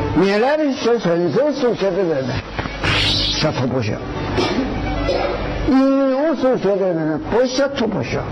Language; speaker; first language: Chinese; non-native, local second language; Wu Chinese